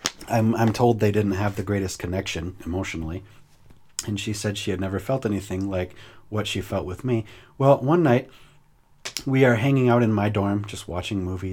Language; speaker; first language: English; native; English